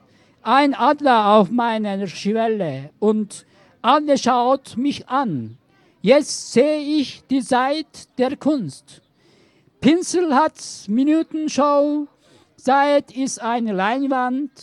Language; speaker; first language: German; non-native, learner; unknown